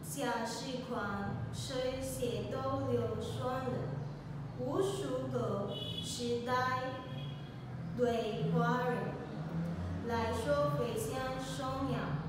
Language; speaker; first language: Chinese; non-native, learner; Spanish